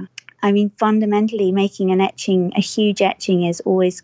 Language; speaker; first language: English; native; English